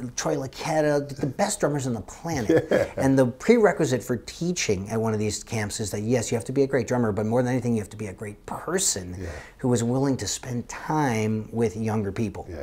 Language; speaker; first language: English; native; English